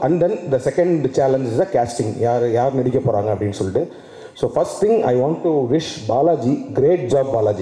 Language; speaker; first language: Tamil; native; Tamil